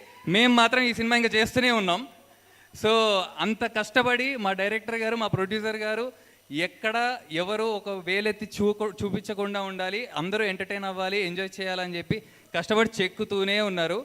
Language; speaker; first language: Telugu; native; Telugu